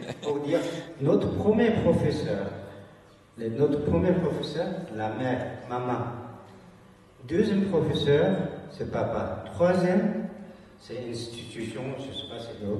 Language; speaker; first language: French; non-native, fluent; Tibetan